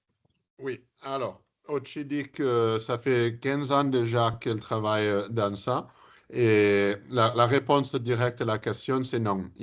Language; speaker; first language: French; early bilingual, heritage; English